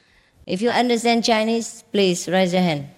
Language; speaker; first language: English; non-native, fluent; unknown